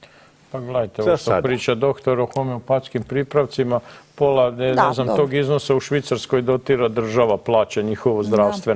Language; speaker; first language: Croatian; native; Croatian